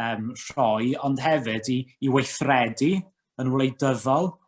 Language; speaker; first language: Welsh; native; Welsh